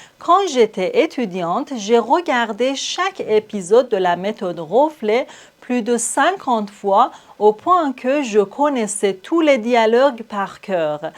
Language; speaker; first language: French; non-native, fluent; Persian